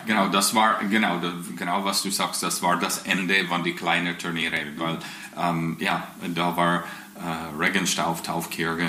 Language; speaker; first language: German; non-native, fluent; English